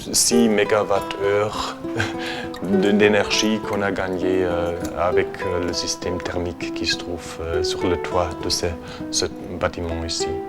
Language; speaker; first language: French; non-native, learner; German